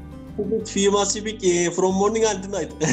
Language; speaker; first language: English; non-native, learner; Turkish